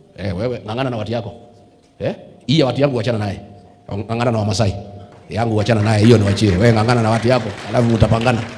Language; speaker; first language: Swahili; non-native, local second language; Kikuyu